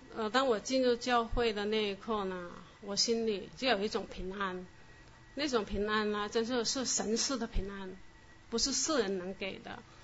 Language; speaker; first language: Chinese; non-native, local second language; Cantonese